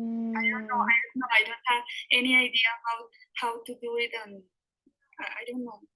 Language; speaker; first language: English; non-native, learner; Spanish